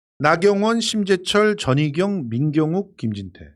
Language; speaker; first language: Korean; native; Korean